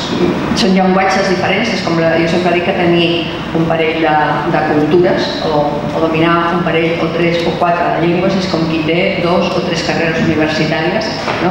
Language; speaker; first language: Catalan; non-native, local second language; Spanish